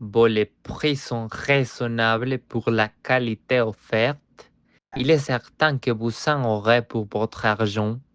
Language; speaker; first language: French; non-native, learner; Spanish